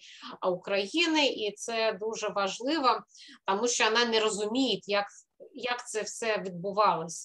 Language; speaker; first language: Ukrainian; non-native, fluent; Russian